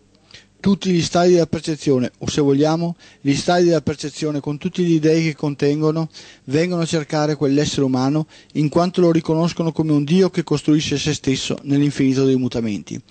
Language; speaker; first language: Italian; native; Italian